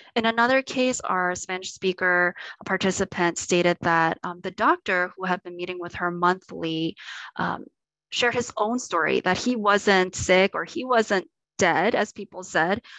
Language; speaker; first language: English; native; English